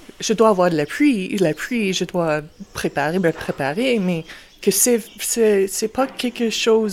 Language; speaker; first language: French; non-native, local second language; English